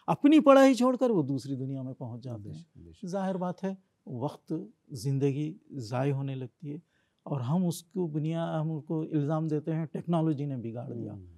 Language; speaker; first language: Urdu; native; Urdu